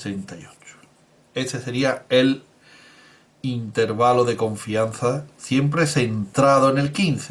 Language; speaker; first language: Spanish; native; Spanish